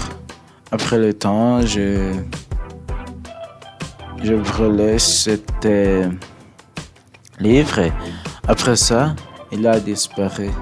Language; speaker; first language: French; non-native, learner; English